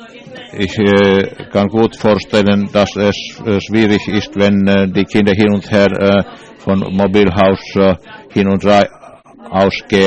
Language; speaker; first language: German; non-native, learner; English